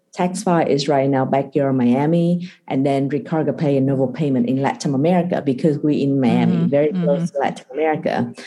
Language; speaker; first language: English; non-native, fluent; Vietnamese